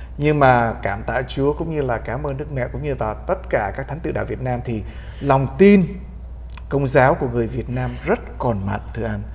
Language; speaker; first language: Vietnamese; early bilingual, heritage; Vietnamese